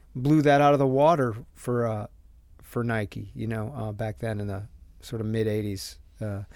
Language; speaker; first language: English; native; English